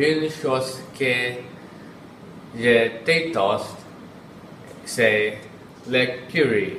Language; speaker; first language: French; non-native, learner; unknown